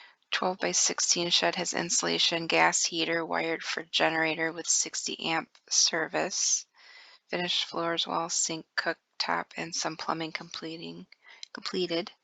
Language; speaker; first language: English; native; English